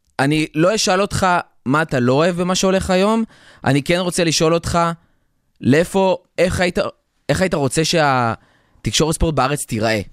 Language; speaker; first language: Hebrew; native; Hebrew